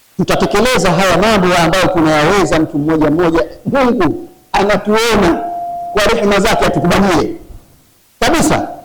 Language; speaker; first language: Swahili; native; Swahili